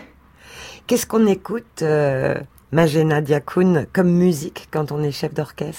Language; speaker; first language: French; native; French